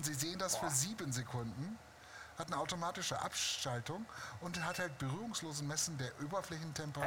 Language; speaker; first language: German; native; German